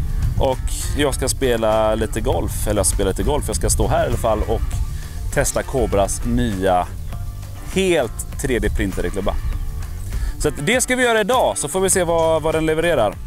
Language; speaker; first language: Swedish; native; Swedish